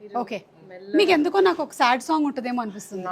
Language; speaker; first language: Telugu; native; Telugu